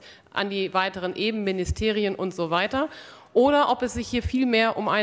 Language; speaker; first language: German; native; German